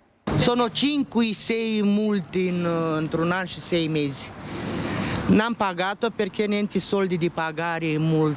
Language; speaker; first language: Italian; non-native, learner; Romanian